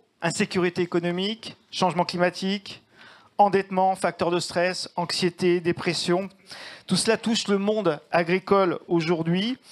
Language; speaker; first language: French; native; French